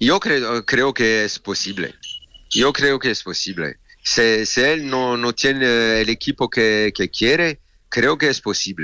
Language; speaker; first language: Spanish; non-native, learner; French